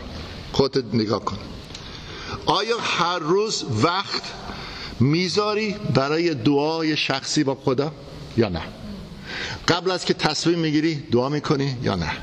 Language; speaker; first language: Persian; non-native, fluent; English